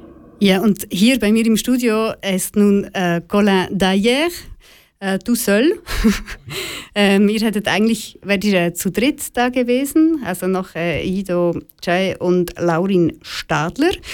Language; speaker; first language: German; native; German